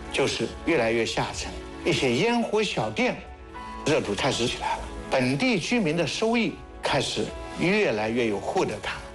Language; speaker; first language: Chinese; native; Chinese